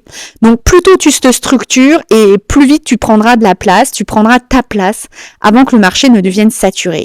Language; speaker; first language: French; native; French